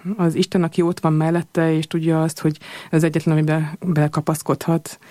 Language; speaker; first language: Hungarian; early bilingual, heritage; Hungarian